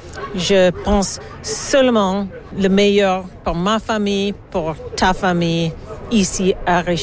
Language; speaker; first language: French; non-native, local second language; English